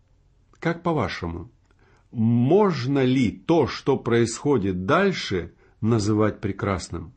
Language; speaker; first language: Russian; native; Russian